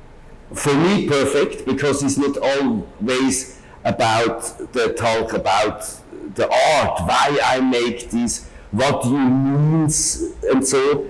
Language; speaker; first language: English; non-native, learner; German